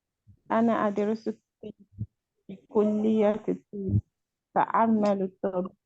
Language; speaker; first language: Arabic; non-native, learner; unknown